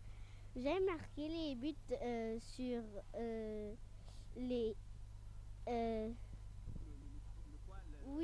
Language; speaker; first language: French; non-native, fluent; Arabic